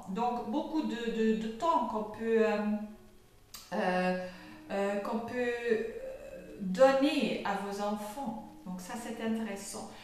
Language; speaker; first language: French; non-native, fluent; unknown